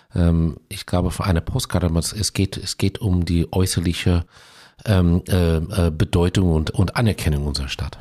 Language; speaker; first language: German; non-native, fluent; English